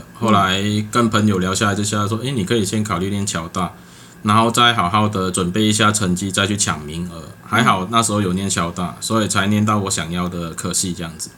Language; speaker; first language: Chinese; non-native, local second language; Cantonese